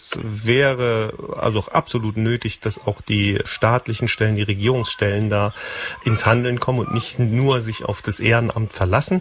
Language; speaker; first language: German; native; German